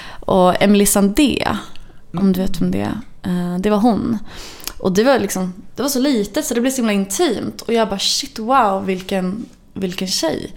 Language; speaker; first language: Swedish; native; Swedish